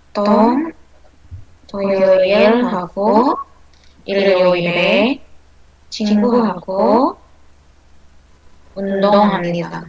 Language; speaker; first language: Korean; non-native, learner; Indonesian